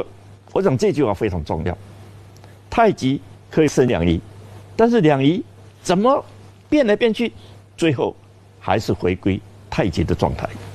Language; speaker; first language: Chinese; native; Chinese